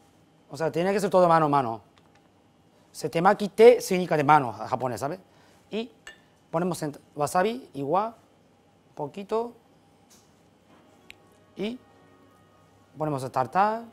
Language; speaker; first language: Spanish; non-native, learner; Japanese